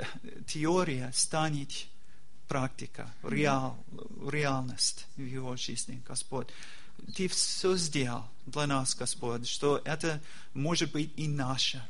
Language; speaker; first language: Russian; non-native, learner; English